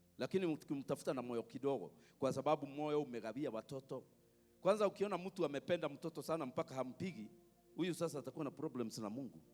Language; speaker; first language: Swahili; non-native, local second language; Kikuyu